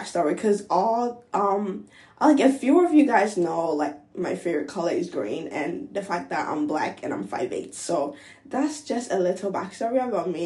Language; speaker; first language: English; non-native, local second language; Akan